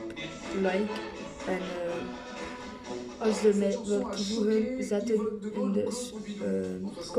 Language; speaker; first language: Dutch; non-native, local second language; French